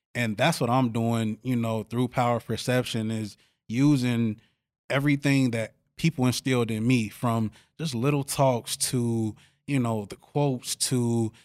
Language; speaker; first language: English; native; English